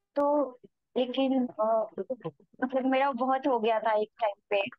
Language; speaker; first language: Hindi; native; Hindi